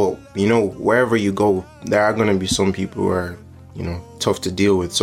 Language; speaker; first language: English; native; English